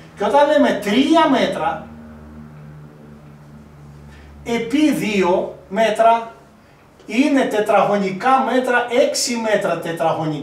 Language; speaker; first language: Greek; non-native, fluent; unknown